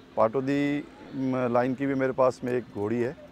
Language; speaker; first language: Hindi; native; Hindi